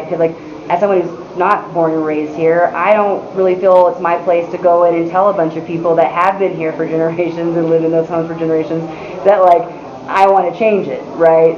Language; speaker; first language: English; native; English